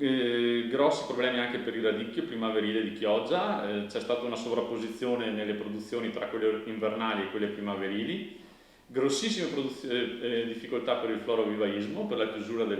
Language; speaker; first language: Italian; native; Italian